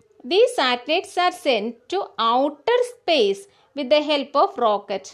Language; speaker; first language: English; non-native, local second language; Malayalam